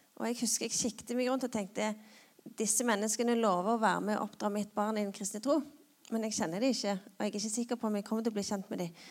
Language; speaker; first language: Norwegian; native; Norwegian